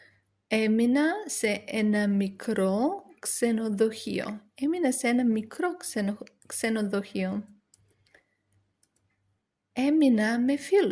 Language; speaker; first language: Greek; non-native, learner; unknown